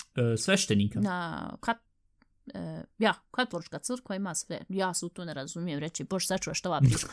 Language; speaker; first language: Bosnian; early bilingual, heritage; Bosnian